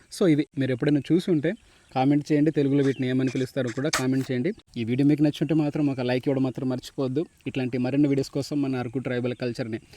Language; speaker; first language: Telugu; native; Telugu